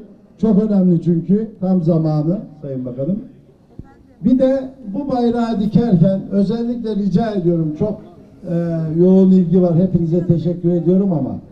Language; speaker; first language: Turkish; native; Turkish